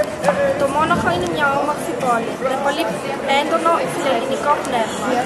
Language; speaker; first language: Greek; early bilingual, heritage; Greek